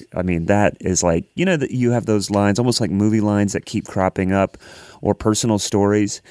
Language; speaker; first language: English; native; English